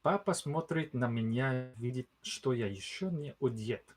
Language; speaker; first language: Russian; non-native, learner; English